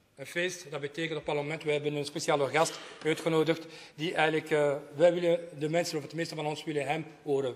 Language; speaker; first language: Dutch; non-native, local second language; French